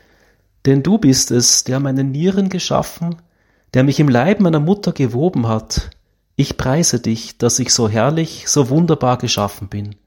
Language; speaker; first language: German; native; German